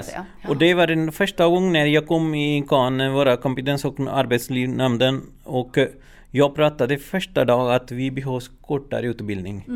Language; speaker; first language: Swedish; non-native, learner; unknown